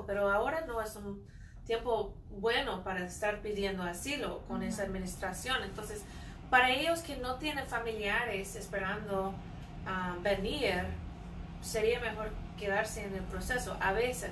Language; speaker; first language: Spanish; non-native, fluent; English